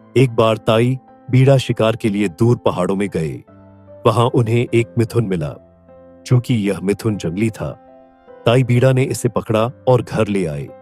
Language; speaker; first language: Hindi; non-native, local second language; Nyishi